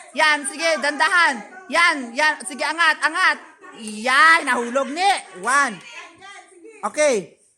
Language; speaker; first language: Filipino; non-native, local second language; Cebuano